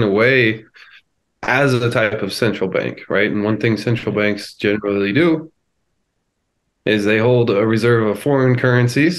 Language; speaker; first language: English; native; English